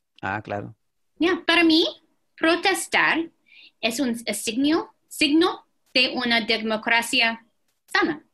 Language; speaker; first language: Spanish; non-native, fluent; English